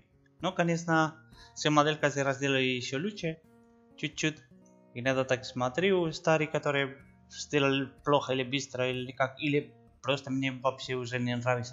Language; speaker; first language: Russian; non-native, learner; Spanish